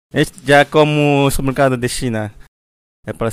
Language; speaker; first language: Portuguese; non-native, learner; Chinese